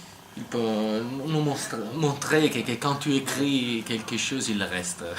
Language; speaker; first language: French; non-native, learner; Italian